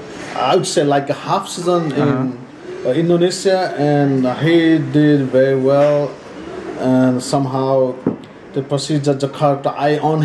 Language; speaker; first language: English; non-native, learner; Nepali